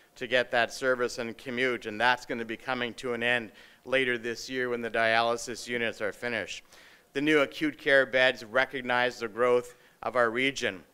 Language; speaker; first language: English; native; English